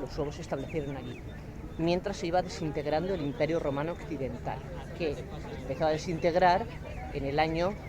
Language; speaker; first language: Spanish; native; Spanish